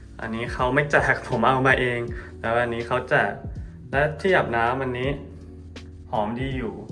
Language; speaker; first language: Thai; non-native, fluent; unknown